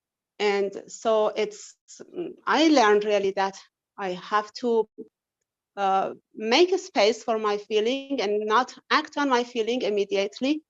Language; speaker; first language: English; non-native, learner; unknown